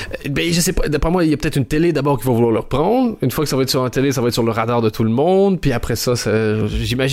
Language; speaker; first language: French; native; French